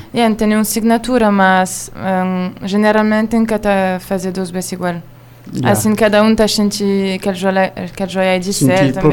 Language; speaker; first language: Portuguese; non-native, learner; Hebrew